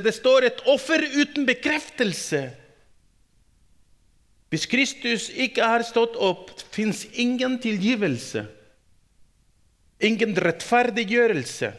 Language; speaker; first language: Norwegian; non-native, fluent; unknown